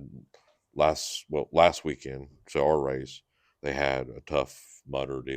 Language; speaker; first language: English; native; English